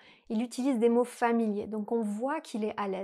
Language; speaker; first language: French; native; French